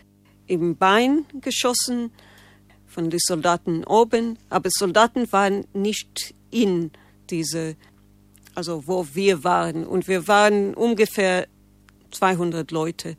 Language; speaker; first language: German; non-native, fluent; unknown